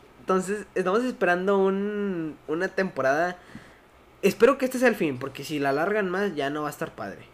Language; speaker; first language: Spanish; native; Spanish